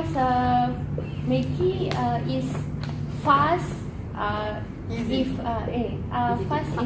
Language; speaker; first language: English; non-native, learner; Malay